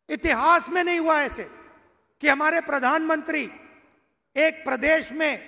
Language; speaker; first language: Hindi; native; Hindi